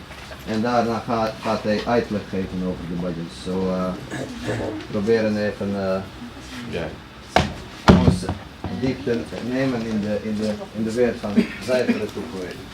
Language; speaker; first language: Dutch; non-native, fluent; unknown